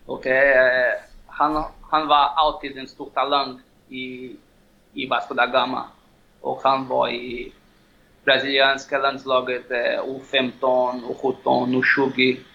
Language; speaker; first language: Swedish; non-native, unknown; Portuguese